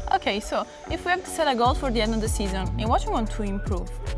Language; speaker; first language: English; non-native, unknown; Italian